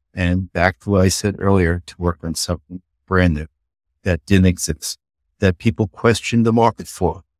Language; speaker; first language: English; native; English